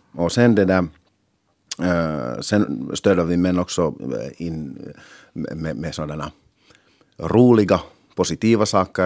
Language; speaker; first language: Swedish; non-native, local second language; Finnish